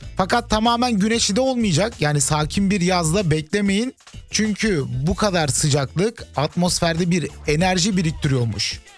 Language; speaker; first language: Turkish; early bilingual, heritage; Turkish